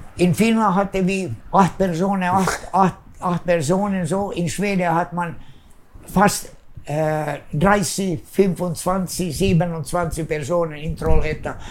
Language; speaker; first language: German; non-native, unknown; Swedish